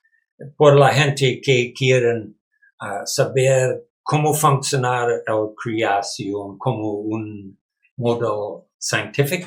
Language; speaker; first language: Spanish; non-native, learner; English